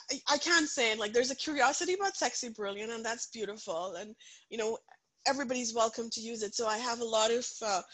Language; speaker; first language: English; non-native, local second language; Punjabi